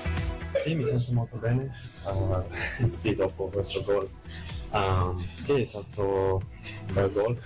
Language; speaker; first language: Italian; non-native, fluent; English